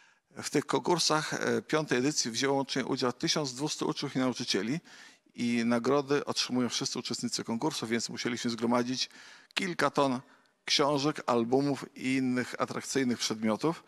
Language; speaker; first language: Polish; native; Polish